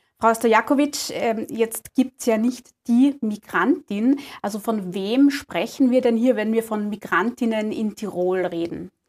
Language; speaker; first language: German; native; German